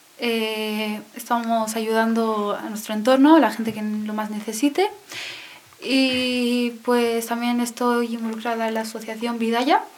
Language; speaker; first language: Spanish; early bilingual, other home language; Arabic